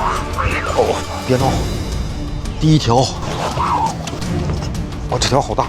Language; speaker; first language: Chinese; native; Chinese